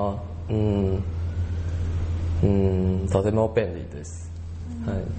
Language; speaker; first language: Japanese; non-native, learner; Chinese